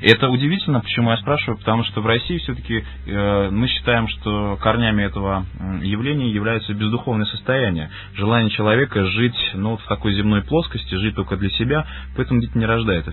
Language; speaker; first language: Russian; native; Russian